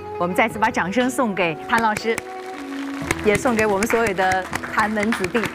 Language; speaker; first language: Chinese; native; Chinese